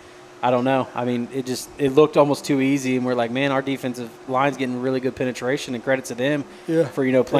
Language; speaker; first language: English; native; English